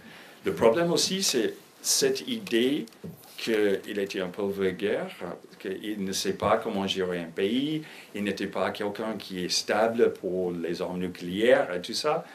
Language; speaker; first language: French; non-native, fluent; English